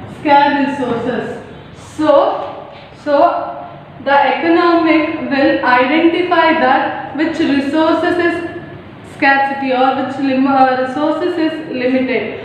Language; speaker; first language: English; non-native, local second language; Kannada